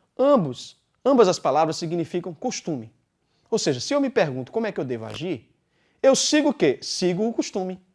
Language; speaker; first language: Portuguese; native; Portuguese